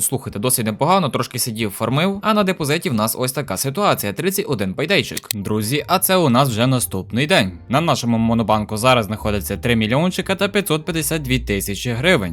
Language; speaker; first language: Ukrainian; native; Ukrainian